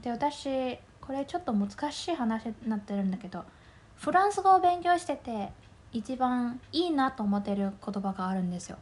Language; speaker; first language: Japanese; non-native, fluent; Chinese